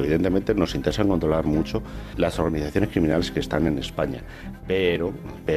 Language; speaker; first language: Spanish; native; Spanish